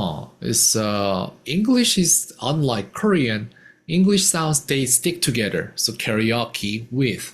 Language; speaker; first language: English; non-native, fluent; Korean